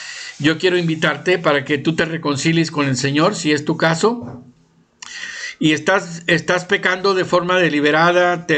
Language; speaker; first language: Spanish; native; Spanish